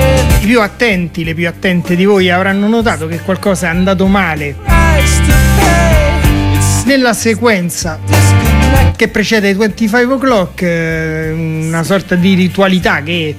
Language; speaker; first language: Italian; native; Italian